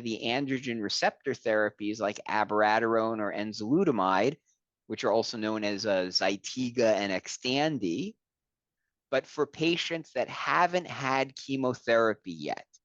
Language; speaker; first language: English; native; English